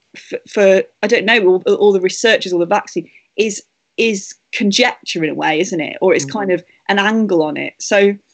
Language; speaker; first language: English; native; English